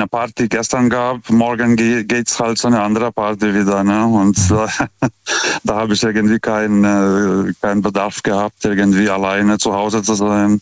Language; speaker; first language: German; native; German